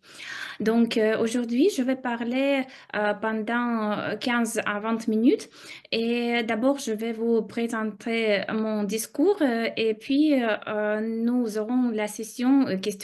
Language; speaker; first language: French; non-native, fluent; Russian